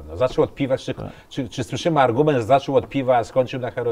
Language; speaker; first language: Polish; native; Polish